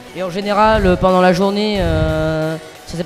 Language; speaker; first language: French; native; French